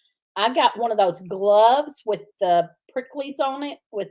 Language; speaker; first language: English; native; English